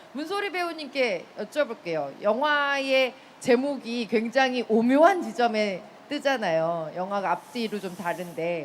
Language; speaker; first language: Korean; native; Korean